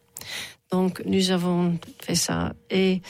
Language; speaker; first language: French; non-native, fluent; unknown